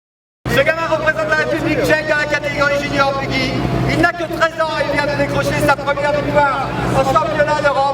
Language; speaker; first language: French; native; French